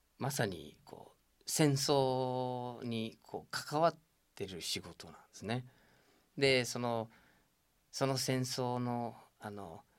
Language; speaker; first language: Japanese; non-native, fluent; English